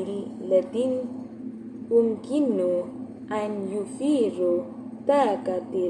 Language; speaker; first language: Arabic; non-native, learner; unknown